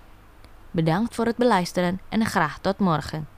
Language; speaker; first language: Dutch; non-native, fluent; Indonesian